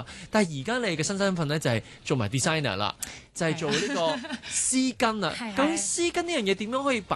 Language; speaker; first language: Cantonese; native; Cantonese